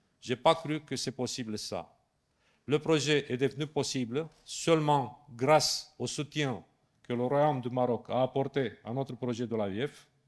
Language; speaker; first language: French; non-native, fluent; Romanian